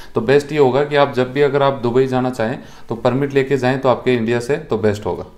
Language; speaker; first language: Hindi; native; Hindi